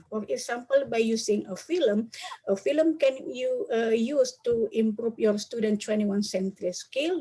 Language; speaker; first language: English; non-native, learner; Indonesian